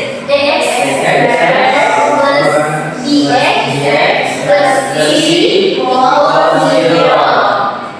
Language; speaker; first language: English; non-native, learner; Indonesian